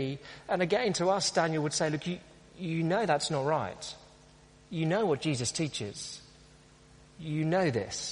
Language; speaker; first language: English; native; English